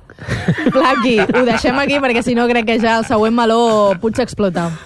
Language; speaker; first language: Catalan; native; Catalan